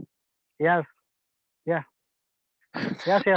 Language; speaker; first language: English; non-native, learner; Hindi